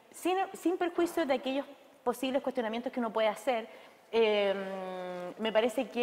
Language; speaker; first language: Spanish; native; Spanish